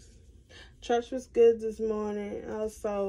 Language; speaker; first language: English; native; English